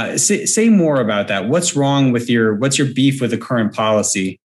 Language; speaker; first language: English; native; English